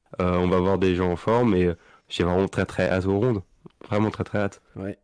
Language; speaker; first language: French; native; French